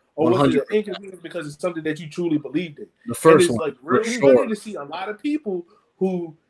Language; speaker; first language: English; native; English